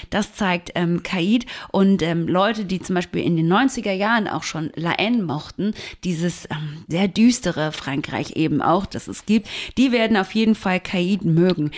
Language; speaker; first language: German; native; German